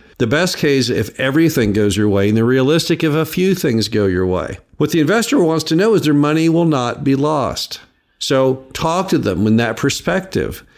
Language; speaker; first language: English; native; English